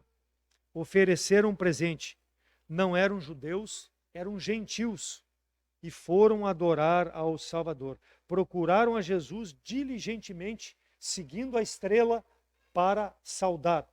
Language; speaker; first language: Portuguese; native; Portuguese